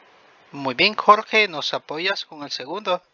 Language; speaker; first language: Spanish; native; Spanish